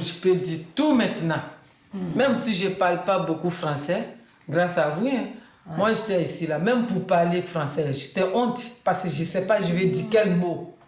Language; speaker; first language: French; non-native, learner; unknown